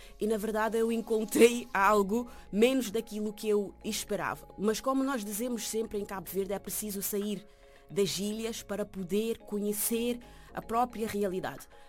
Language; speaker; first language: Portuguese; non-native, local second language; Kabuverdianu